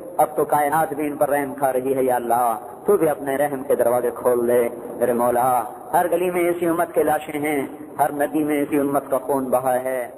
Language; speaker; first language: Urdu; non-native, local second language; Punjabi